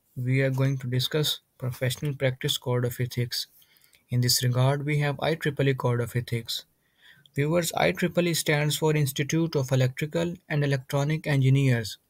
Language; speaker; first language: English; non-native, local second language; Urdu